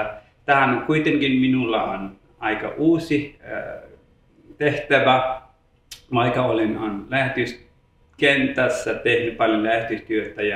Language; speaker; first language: Finnish; non-native, learner; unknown